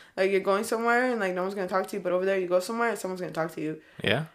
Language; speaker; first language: English; native; English